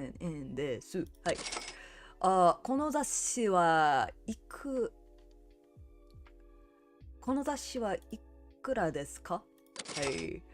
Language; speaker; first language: Japanese; non-native, learner; English